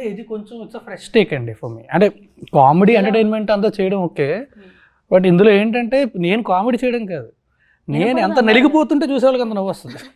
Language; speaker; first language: Telugu; native; Telugu